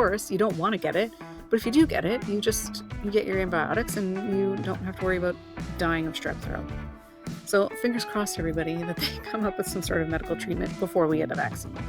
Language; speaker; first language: English; native; English